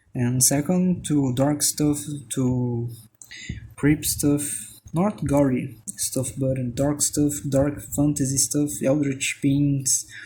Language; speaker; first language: English; non-native, fluent; Portuguese